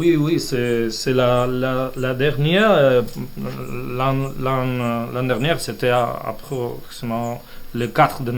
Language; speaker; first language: French; non-native, fluent; Spanish